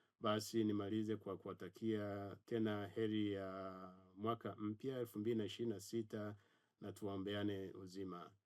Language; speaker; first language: Swahili; non-native, local second language; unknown